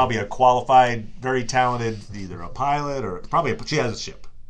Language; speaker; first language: English; native; English